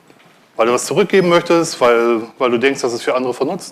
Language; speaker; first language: German; native; German